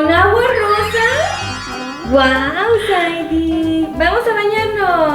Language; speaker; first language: Spanish; native; Spanish